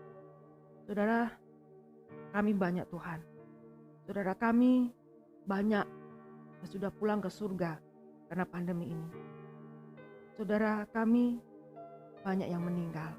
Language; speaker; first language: Indonesian; native; Indonesian